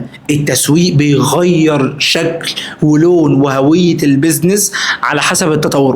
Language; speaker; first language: Arabic; native; Arabic